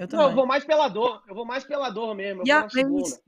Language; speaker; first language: Portuguese; native; Portuguese